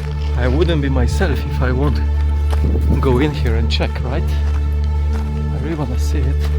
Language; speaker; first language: English; non-native, fluent; Polish